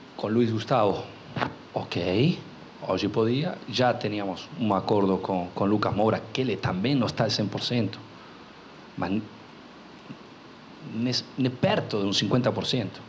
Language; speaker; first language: Portuguese; non-native, local second language; Spanish